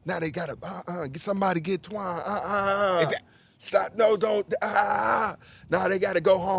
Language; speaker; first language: English; native; English